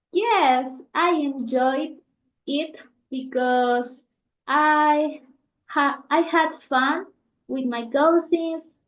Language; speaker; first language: English; non-native, learner; Spanish